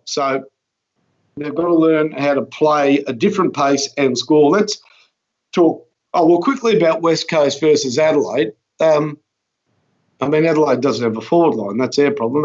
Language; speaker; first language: English; native; English